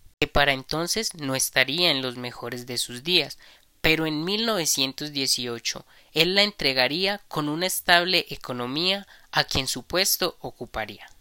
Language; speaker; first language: Spanish; native; Spanish